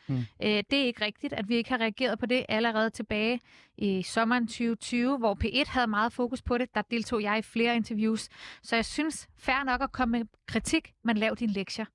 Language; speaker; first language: Danish; native; Danish